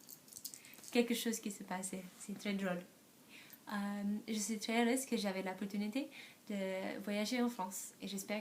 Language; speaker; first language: French; non-native, learner; English